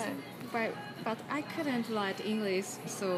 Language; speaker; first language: English; non-native, learner; Japanese